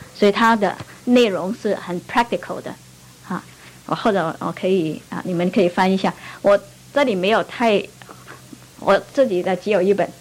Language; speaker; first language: Chinese; non-native, local second language; Cantonese